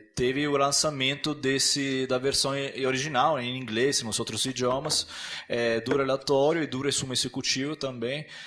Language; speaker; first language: Portuguese; non-native, fluent; Italian